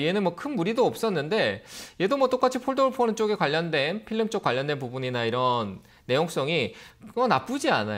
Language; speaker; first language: Korean; native; Korean